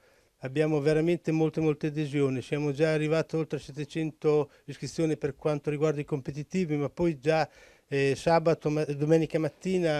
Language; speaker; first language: Italian; native; Italian